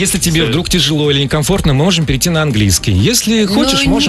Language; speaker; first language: Russian; native; Russian